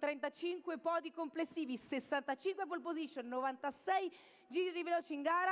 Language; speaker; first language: Italian; native; Italian